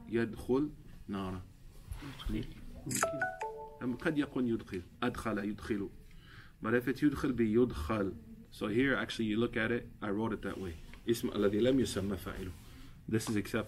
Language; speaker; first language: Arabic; non-native, fluent; English